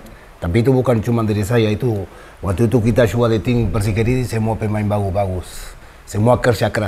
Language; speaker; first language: Indonesian; non-native, fluent; Spanish